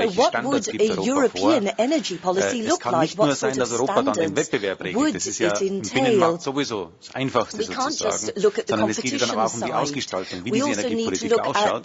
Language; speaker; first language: German; native; German